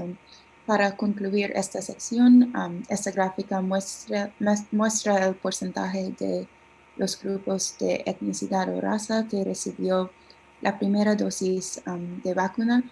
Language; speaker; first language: Spanish; non-native, learner; English